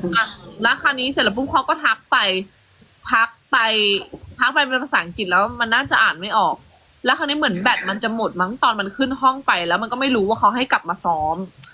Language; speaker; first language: Thai; native; Thai